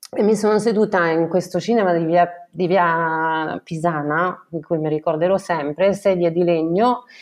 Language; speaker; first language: Italian; non-native, fluent; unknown